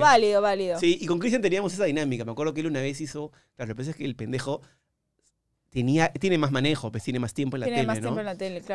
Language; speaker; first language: Spanish; native; Spanish